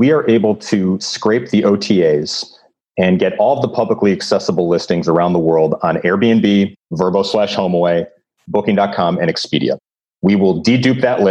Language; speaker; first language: English; native; English